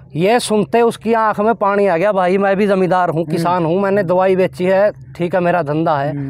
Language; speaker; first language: Hindi; native; Hindi